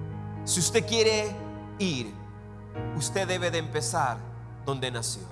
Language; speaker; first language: Spanish; native; Spanish